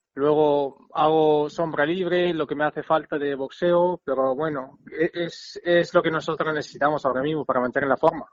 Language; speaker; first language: Spanish; non-native, learner; Kyrgyz